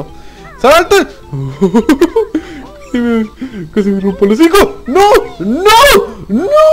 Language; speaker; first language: Spanish; native; Spanish